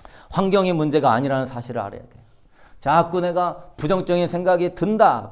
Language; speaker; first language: Korean; native; Korean